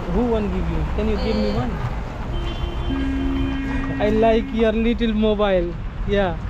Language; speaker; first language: English; non-native, learner; Hindi